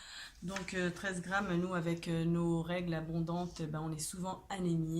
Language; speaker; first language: French; native; French